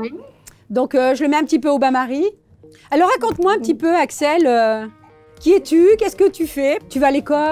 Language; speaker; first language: French; native; French